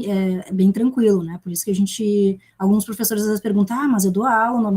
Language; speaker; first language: Portuguese; native; Portuguese